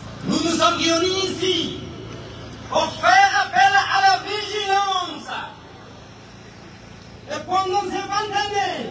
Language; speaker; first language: French; non-native, fluent; Persian